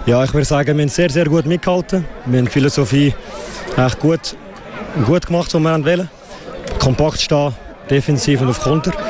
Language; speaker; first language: German; native; German